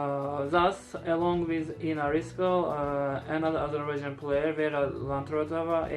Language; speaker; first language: English; non-native, learner; Azerbaijani